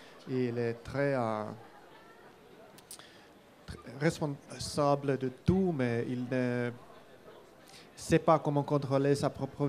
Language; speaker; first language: French; non-native, learner; Finnish